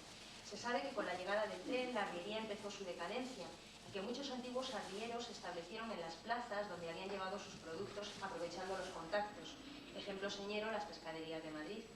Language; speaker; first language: Spanish; native; Spanish